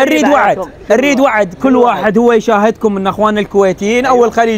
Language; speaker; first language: Arabic; native; Arabic